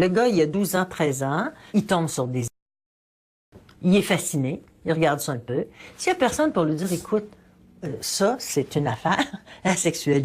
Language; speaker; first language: French; native; French